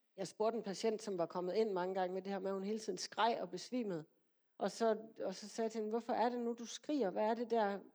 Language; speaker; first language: Danish; native; Danish